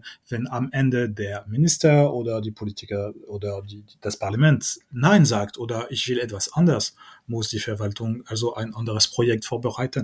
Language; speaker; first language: German; non-native, fluent; French